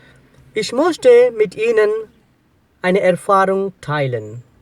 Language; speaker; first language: German; non-native, fluent; Telugu